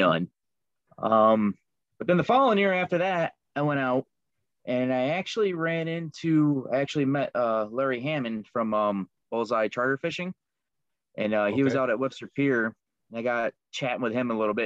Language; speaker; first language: English; native; English